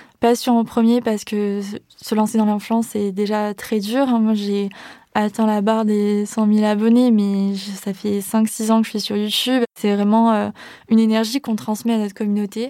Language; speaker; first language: French; native; French